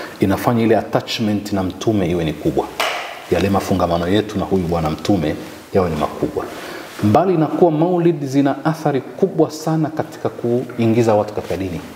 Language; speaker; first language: Swahili; native; Swahili